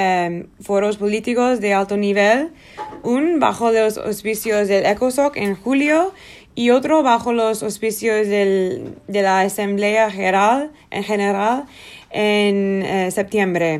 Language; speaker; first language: Spanish; non-native, learner; Portuguese